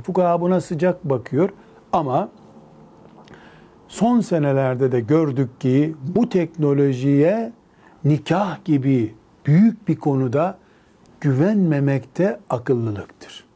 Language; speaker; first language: Turkish; native; Turkish